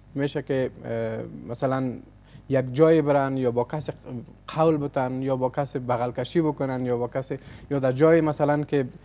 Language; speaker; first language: Persian; native; Persian